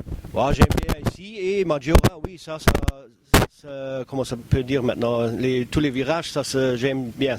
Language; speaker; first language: French; non-native, learner; Luxembourgish